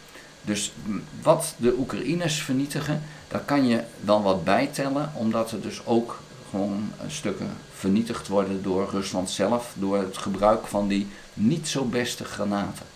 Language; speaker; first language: Dutch; native; Dutch